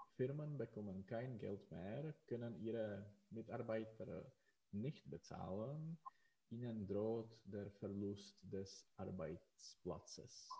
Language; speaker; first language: German; non-native, learner; Czech